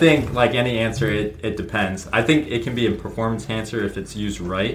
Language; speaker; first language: English; native; English